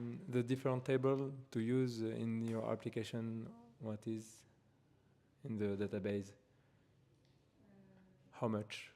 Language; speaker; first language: English; non-native, learner; French